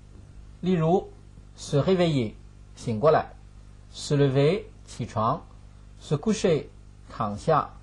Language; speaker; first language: French; non-native, fluent; Chinese